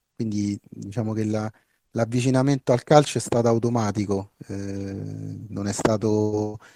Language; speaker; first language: Italian; native; Italian